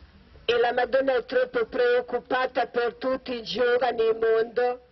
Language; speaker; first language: Italian; non-native, learner; Croatian